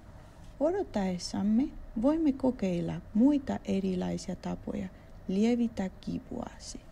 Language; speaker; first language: Finnish; non-native, learner; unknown